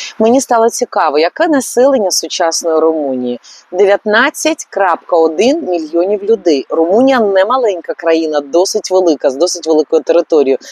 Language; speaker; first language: Ukrainian; native; Ukrainian